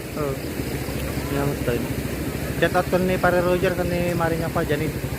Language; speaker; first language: Filipino; non-native, local second language; Iloko